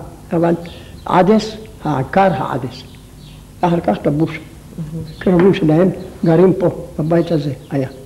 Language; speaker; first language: Hebrew; non-native, local second language; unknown